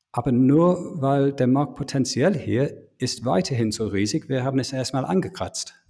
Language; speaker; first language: German; non-native, fluent; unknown